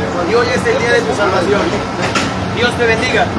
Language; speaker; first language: Spanish; native; Spanish